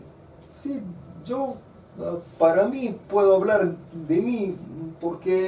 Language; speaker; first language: Spanish; non-native, fluent; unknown